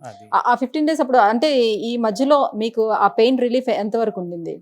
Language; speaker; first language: Telugu; native; Telugu